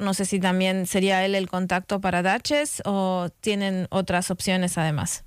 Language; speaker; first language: Spanish; native; Spanish